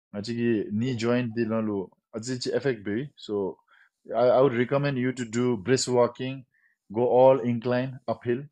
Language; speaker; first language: English; non-native, local second language; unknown